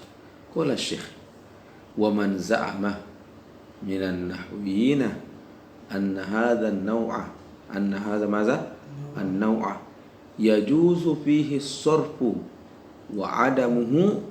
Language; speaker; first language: Arabic; non-native, fluent; Indonesian